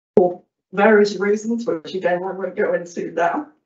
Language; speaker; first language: English; native; English